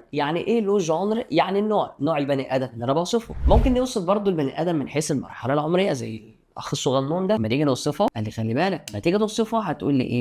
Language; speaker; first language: Arabic; native; Arabic